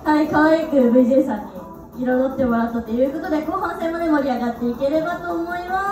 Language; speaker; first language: Japanese; native; Japanese